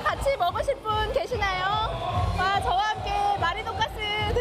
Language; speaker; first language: Korean; native; Korean